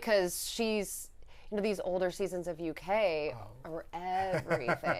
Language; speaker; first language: English; native; English